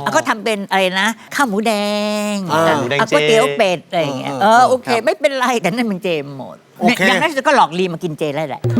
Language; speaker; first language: Thai; native; Thai